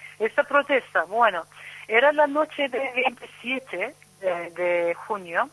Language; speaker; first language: Spanish; non-native, fluent; Turkish